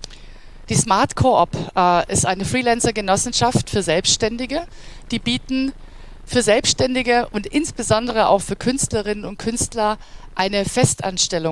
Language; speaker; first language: German; native; German